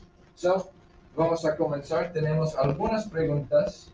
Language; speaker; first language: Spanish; non-native, fluent; English